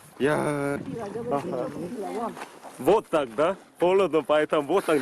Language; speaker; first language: Russian; non-native, fluent; Korean